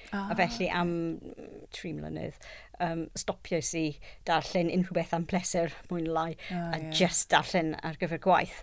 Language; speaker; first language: Welsh; non-native, local second language; English